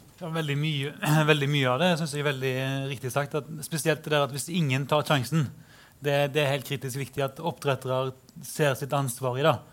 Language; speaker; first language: Norwegian; native; Norwegian